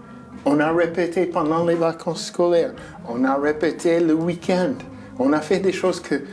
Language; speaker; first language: French; non-native, fluent; English